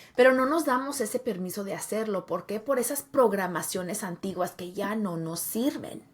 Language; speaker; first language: Spanish; early bilingual, heritage; Spanish